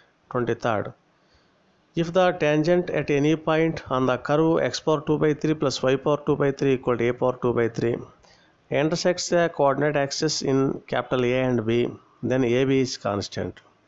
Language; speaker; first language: English; non-native, local second language; Telugu